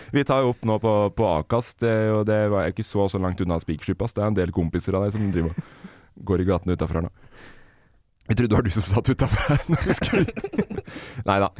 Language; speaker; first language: Norwegian; native; Norwegian